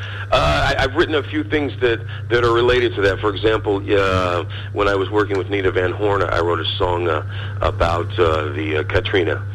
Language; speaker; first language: English; native; English